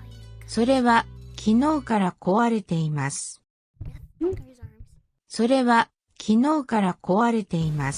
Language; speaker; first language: Japanese; non-native, learner; English